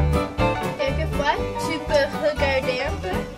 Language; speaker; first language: French; non-native, learner; English